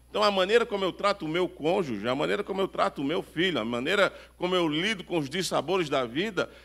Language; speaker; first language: Portuguese; native; Portuguese